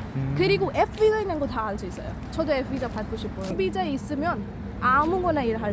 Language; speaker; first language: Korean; non-native, learner; Hindi